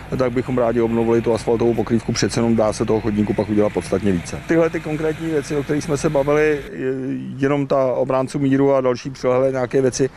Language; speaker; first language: Czech; native; Czech